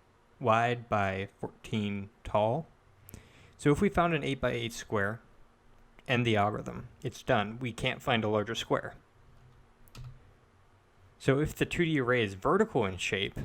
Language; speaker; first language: English; native; English